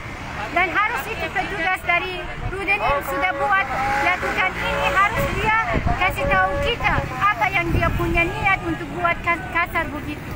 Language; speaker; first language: Indonesian; non-native, fluent; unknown